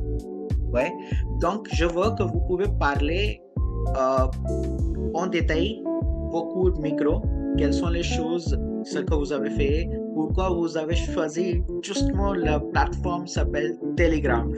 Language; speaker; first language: French; non-native, local second language; Hindi